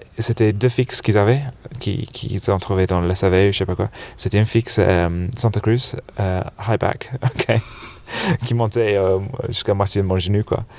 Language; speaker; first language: French; non-native, fluent; English